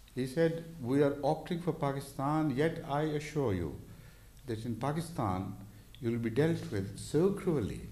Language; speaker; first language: English; non-native, local second language; Punjabi